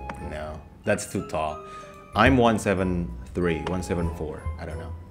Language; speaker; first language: English; non-native, fluent; Indonesian